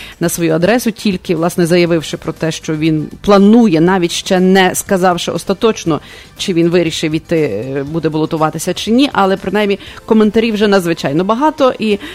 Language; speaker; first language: Ukrainian; native; Ukrainian